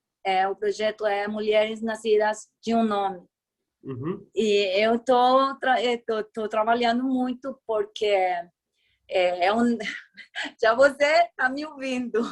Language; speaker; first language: Portuguese; non-native, learner; Spanish